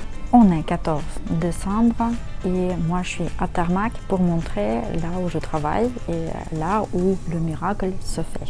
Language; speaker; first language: French; non-native, fluent; Russian